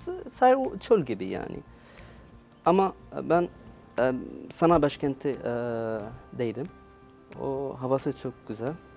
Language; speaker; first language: Turkish; non-native, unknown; Arabic